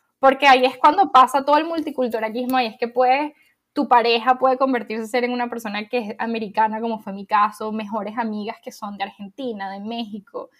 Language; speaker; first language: Spanish; native; Spanish